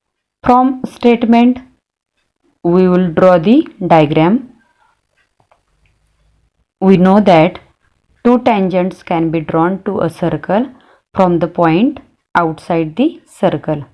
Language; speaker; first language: English; non-native, local second language; Marathi